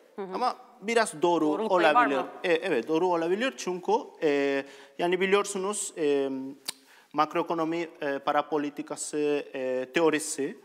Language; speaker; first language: Turkish; non-native, learner; Spanish